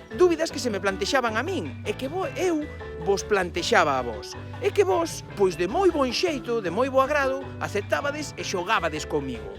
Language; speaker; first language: Galician; non-native, local second language; Spanish